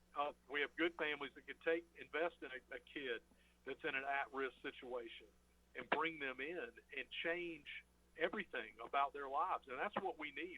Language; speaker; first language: English; native; English